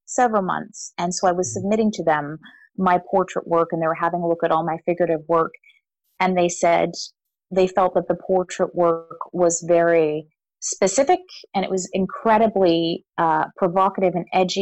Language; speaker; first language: English; native; English